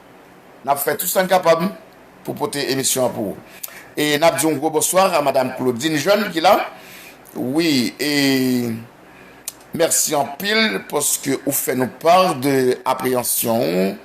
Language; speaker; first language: French; non-native, learner; Haitian Creole